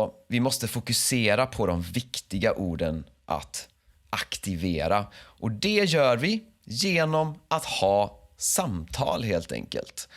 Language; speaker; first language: Swedish; native; Swedish